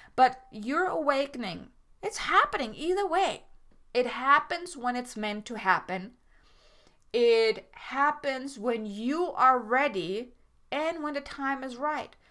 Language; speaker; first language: English; non-native, fluent; German